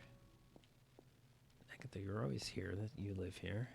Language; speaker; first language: English; native; English